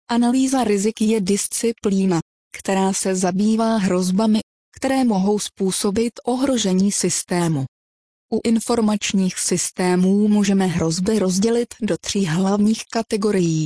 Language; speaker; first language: Czech; native; Czech